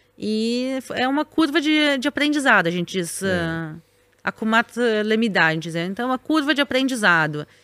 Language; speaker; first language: Portuguese; native; Portuguese